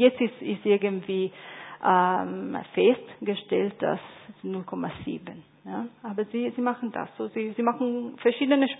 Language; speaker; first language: German; non-native, fluent; Italian